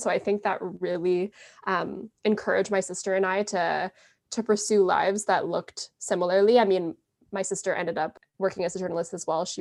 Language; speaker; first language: English; native; English